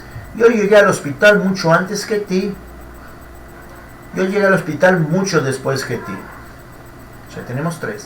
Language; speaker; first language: Spanish; non-native, fluent; Portuguese